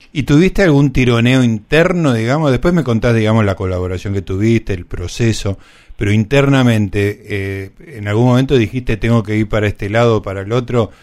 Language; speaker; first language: Spanish; native; Spanish